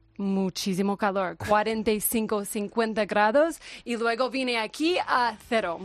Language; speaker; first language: Spanish; non-native, fluent; English